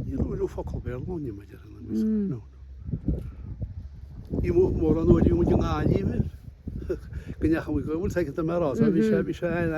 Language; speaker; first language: Irish; native; Irish